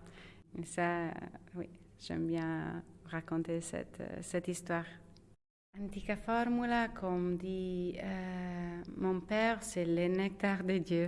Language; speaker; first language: French; non-native, fluent; Italian